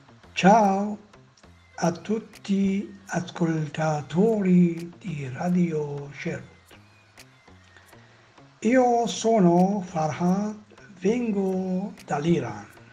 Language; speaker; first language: Italian; non-native, learner; Persian